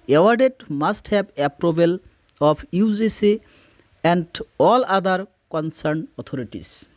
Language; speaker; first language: English; non-native, local second language; Assamese